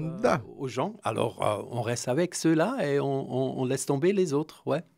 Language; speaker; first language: French; non-native, fluent; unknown